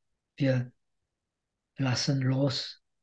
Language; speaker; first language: German; non-native, fluent; Czech